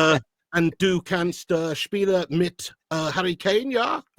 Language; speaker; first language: German; non-native, learner; English